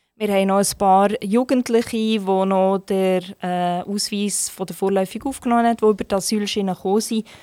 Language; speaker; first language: German; non-native, fluent; Turkish